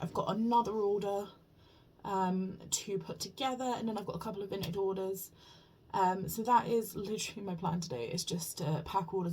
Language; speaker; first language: English; native; English